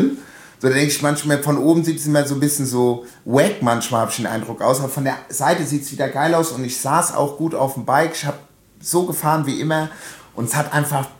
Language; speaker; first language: German; native; German